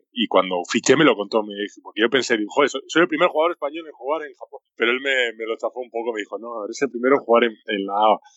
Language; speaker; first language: Spanish; native; Spanish